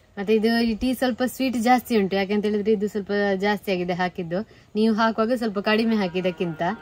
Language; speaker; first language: Kannada; non-native, local second language; Tulu